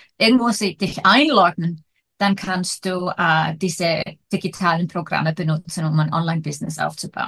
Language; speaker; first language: German; non-native, fluent; Icelandic